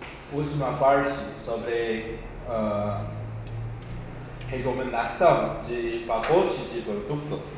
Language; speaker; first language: Portuguese; non-native, fluent; Chinese